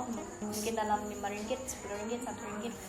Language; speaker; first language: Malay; non-native, local second language; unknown